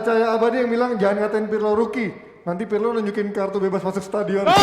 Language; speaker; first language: Indonesian; native; Indonesian